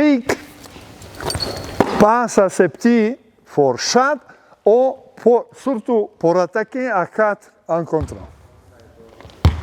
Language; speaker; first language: French; non-native, learner; Serbian